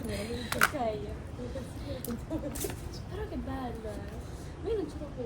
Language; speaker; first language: Italian; early bilingual, other home language; Filipino